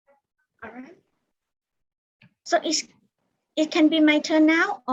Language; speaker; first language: English; non-native, learner; Thai